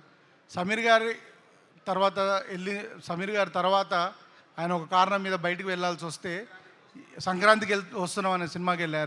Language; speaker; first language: Telugu; native; Telugu